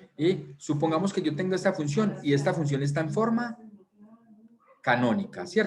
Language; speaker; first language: Spanish; native; Spanish